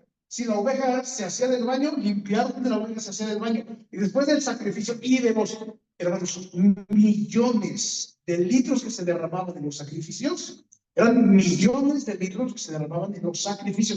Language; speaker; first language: Spanish; native; Spanish